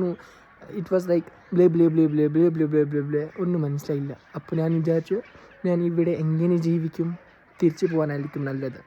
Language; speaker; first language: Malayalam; non-native, local second language; Kashmiri